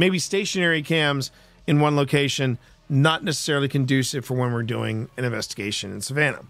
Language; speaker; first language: English; native; English